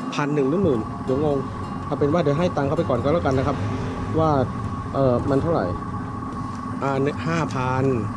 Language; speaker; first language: Thai; native; Thai